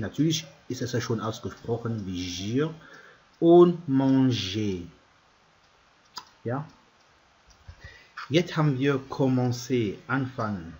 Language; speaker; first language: German; non-native, fluent; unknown